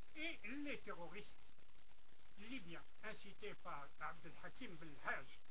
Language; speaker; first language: French; non-native, local second language; Arabic